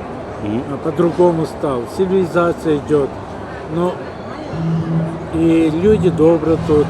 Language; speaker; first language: Russian; non-native, learner; Azerbaijani